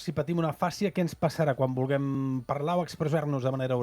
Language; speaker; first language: Catalan; native; Catalan